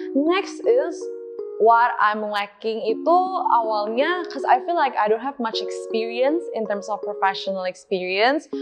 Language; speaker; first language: English; non-native, fluent; Indonesian